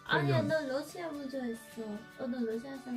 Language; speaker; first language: Korean; non-native, learner; Dutch